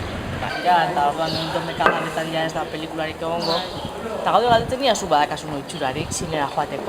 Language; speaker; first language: Basque; native; Basque